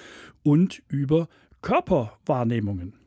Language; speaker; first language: German; native; German